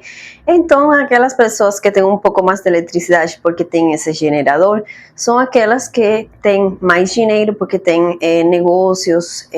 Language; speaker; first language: Portuguese; non-native, fluent; Spanish